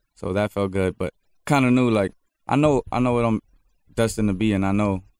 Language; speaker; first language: English; native; English